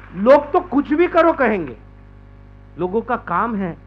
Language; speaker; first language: Hindi; non-native, local second language; Marathi